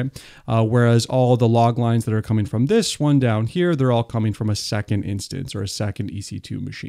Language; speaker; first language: English; native; English